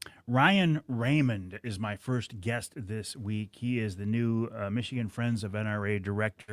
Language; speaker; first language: English; native; English